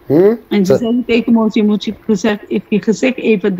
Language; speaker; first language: Dutch; non-native, local second language; Papiamento